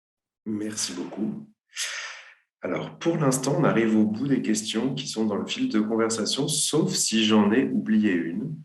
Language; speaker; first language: French; native; French